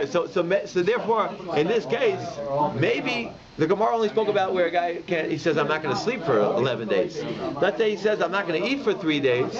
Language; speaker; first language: English; native; English